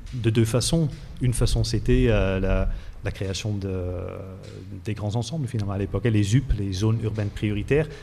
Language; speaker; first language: French; non-native, fluent; Dutch